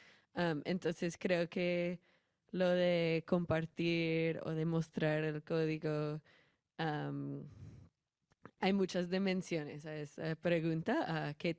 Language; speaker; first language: Spanish; non-native, fluent; English